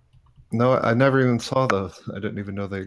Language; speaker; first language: English; native; English